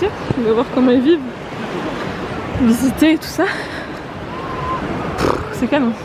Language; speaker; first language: French; native; French